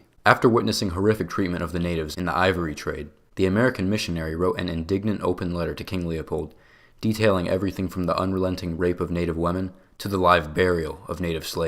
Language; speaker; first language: English; native; English